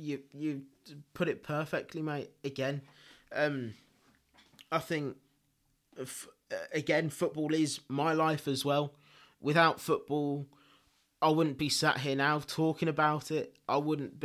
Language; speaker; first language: English; native; English